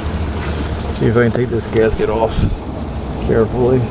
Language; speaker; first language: English; native; English